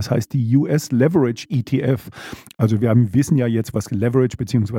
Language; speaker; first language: German; native; German